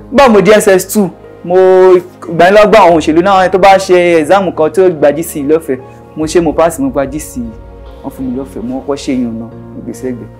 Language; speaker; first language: Yoruba; native; Yoruba